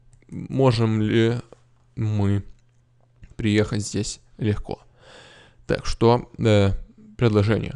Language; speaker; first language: Russian; non-native, fluent; Lithuanian